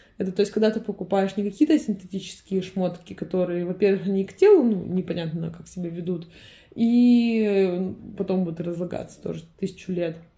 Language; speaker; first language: Russian; native; Russian